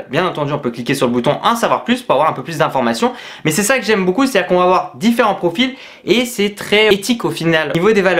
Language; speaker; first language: French; native; French